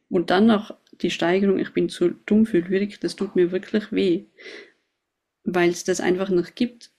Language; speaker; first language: German; native; German